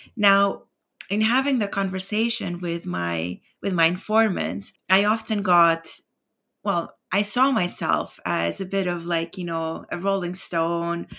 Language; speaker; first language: English; non-native, fluent; Greek